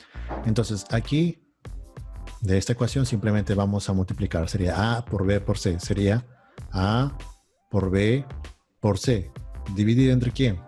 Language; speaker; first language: Spanish; native; Spanish